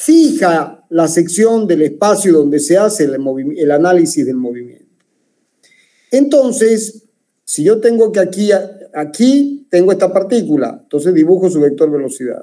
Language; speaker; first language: Spanish; native; Spanish